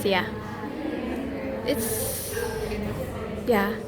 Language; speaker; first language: English; non-native, learner; Indonesian